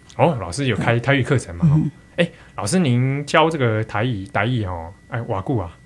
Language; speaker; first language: Chinese; native; Chinese